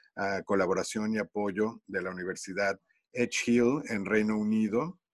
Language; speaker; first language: Spanish; native; Spanish